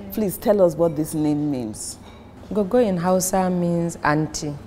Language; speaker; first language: English; non-native, local second language; Fula